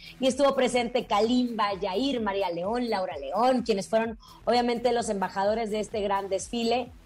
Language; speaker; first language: Spanish; native; Spanish